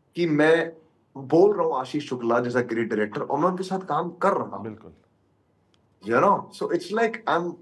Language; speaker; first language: Hindi; native; Hindi